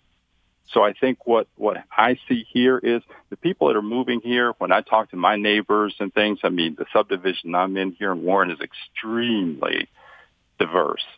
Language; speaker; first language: English; native; English